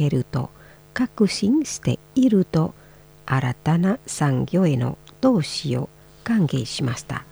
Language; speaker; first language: Japanese; non-native, fluent; Indonesian